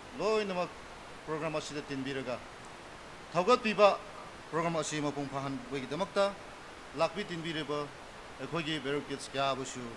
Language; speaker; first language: Manipuri; non-native, local second language; Tangkhul Naga (India)